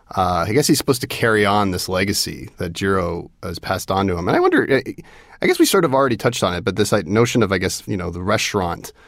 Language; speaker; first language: English; native; English